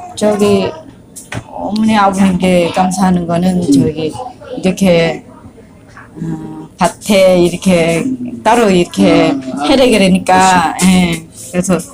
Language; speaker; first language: Korean; non-native, learner; Vietnamese